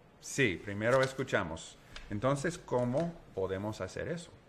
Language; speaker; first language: Spanish; non-native, learner; English